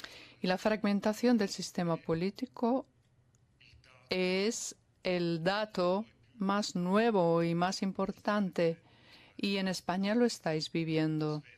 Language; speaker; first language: Spanish; non-native, fluent; Italian